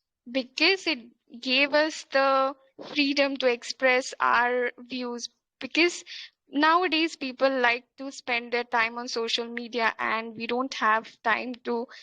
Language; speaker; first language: English; non-native, fluent; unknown